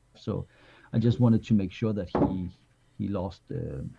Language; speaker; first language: English; non-native, fluent; Danish